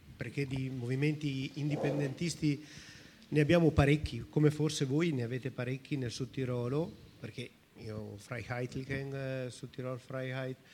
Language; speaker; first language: Italian; native; Italian